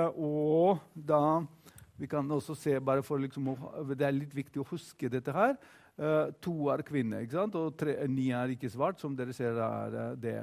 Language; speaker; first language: Norwegian; non-native, fluent; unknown